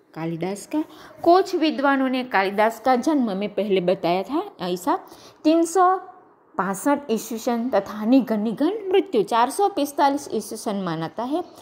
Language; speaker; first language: Hindi; non-native, local second language; Gujarati